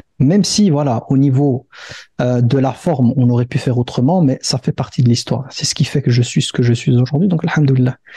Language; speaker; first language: French; early bilingual, other home language; Arabic